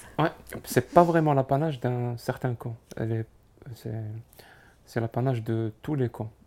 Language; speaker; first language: French; non-native, local second language; Arabic